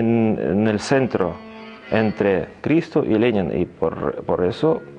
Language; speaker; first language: Spanish; non-native, learner; Russian